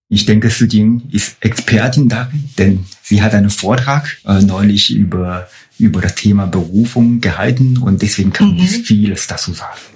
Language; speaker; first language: German; non-native, fluent; Chinese